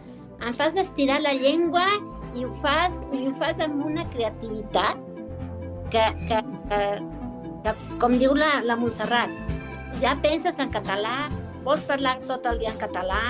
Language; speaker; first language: Catalan; early bilingual, heritage; Catalan